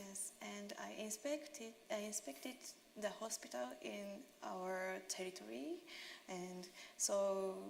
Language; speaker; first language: English; non-native, learner; Japanese